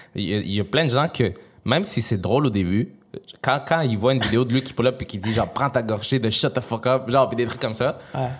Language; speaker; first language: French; early bilingual, other home language; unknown